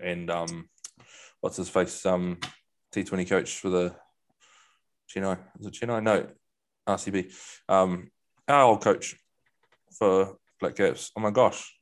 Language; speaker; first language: English; native; English